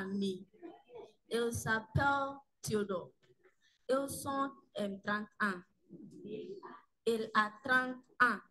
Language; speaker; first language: French; non-native, learner; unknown